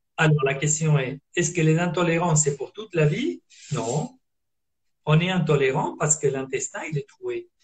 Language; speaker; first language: French; non-native, fluent; Italian